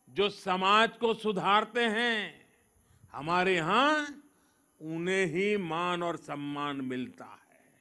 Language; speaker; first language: Hindi; non-native, local second language; Gujarati